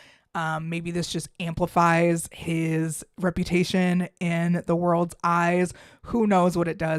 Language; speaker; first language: English; native; English